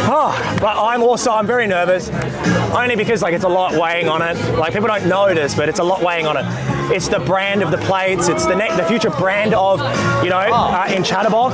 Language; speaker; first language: English; native; English